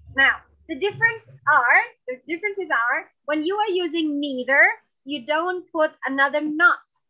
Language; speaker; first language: English; non-native, fluent; Indonesian